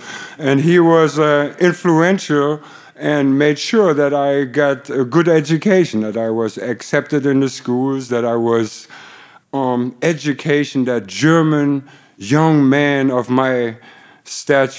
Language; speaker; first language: English; non-native, fluent; German